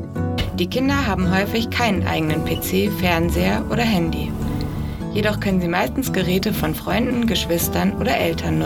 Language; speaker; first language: German; native; German